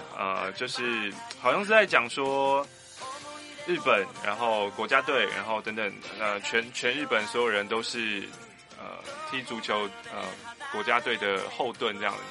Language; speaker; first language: Chinese; native; Chinese